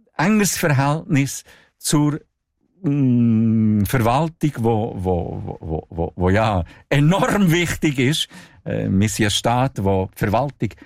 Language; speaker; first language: German; non-native, local second language; Italian